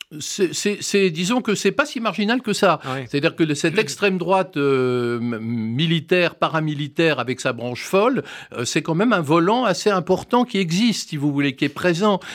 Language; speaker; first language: French; native; French